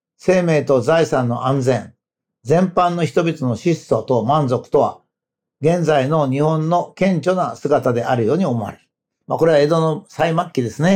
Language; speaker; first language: Japanese; native; Japanese